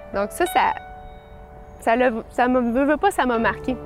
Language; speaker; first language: French; native; French